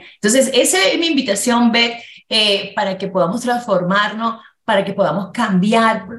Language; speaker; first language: Spanish; native; Spanish